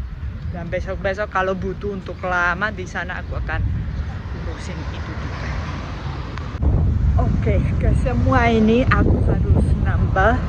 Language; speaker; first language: Indonesian; non-native, fluent; Spanish